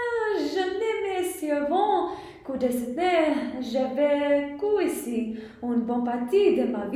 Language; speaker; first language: French; non-native, learner; English